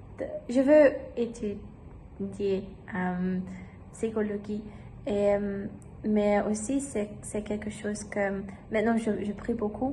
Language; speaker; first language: French; non-native, learner; German